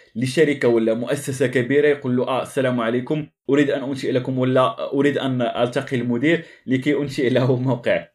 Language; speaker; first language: Arabic; native; Arabic